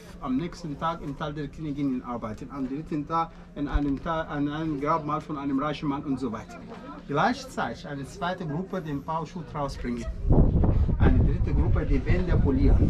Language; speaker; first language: German; non-native, fluent; Arabic